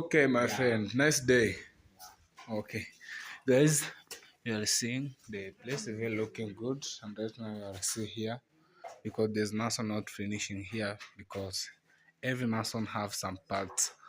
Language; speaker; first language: English; non-native, learner; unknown